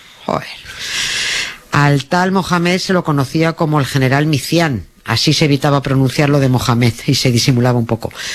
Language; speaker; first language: Spanish; native; Spanish